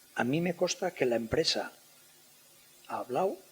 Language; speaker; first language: Spanish; native; Spanish